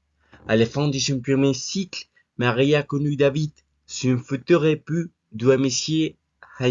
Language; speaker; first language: French; non-native, learner; Spanish